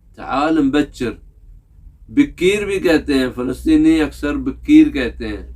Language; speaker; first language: Urdu; native; Urdu